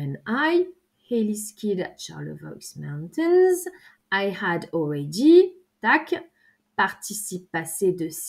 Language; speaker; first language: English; non-native, fluent; French